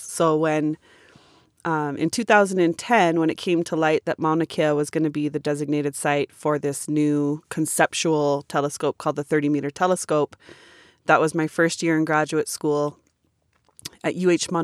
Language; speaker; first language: English; native; English